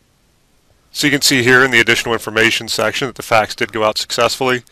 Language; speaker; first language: English; native; English